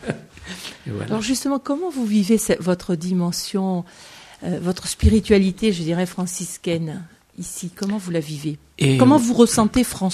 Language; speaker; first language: French; native; French